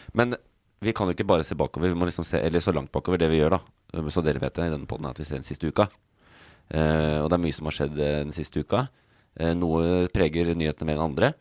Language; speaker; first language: Norwegian; native; Norwegian